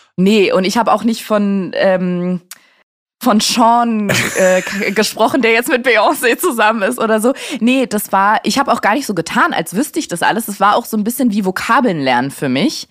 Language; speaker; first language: German; native; German